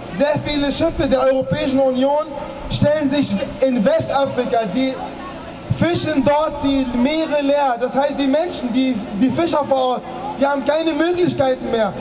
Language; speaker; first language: German; early bilingual, other home language; Arabic